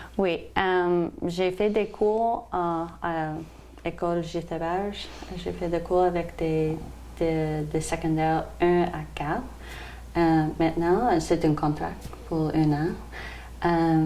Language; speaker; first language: French; non-native, local second language; English